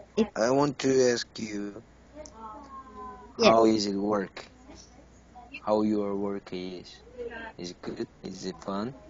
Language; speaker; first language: English; non-native, learner; Korean